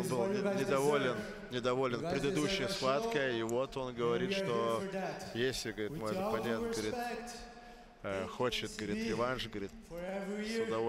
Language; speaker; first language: Russian; native; Russian